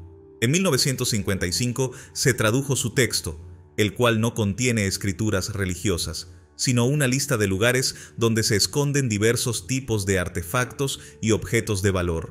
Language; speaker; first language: Spanish; native; Spanish